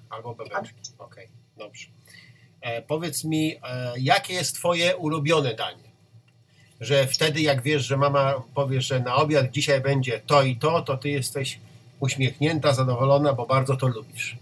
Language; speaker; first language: Polish; native; Polish